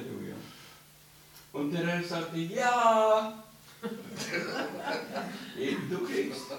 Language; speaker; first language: German; non-native, learner; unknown